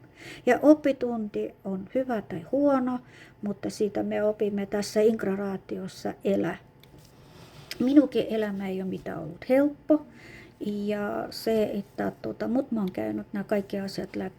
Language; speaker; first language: Finnish; non-native, fluent; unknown